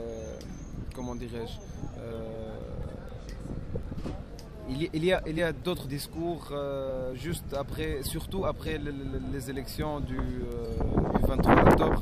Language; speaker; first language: French; non-native, local second language; Arabic